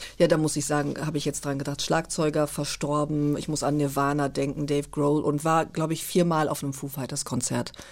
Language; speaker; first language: German; native; German